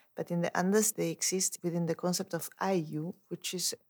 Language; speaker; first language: English; non-native, fluent; Spanish